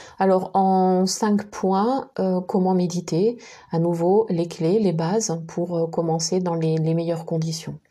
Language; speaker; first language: French; native; French